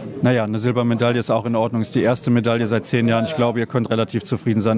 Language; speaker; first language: German; native; German